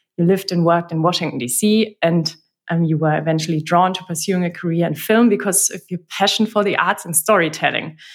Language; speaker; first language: English; non-native, fluent; German